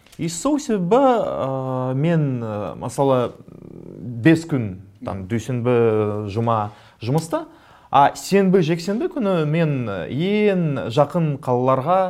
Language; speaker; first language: Kazakh; non-native, local second language; Russian